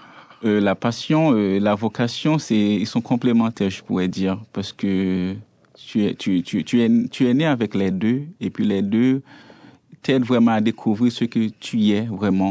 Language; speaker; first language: French; non-native, local second language; Haitian Creole